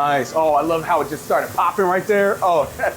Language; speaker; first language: English; native; English